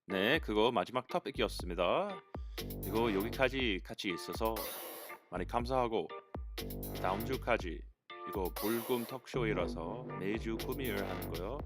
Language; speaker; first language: Korean; non-native, fluent; English